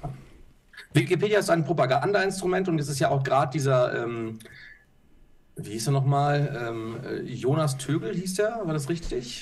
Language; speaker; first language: German; native; German